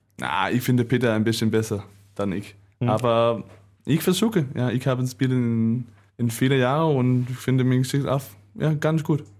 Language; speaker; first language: German; non-native, learner; Danish